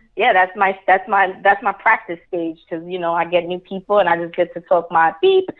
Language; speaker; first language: English; early bilingual, other home language; Spanish